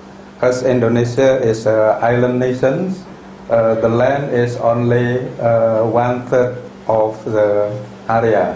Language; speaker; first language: English; non-native, fluent; Indonesian